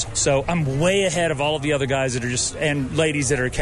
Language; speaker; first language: English; native; English